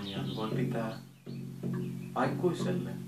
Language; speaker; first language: Finnish; native; Finnish